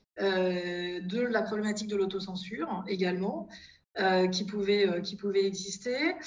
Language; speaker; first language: French; native; French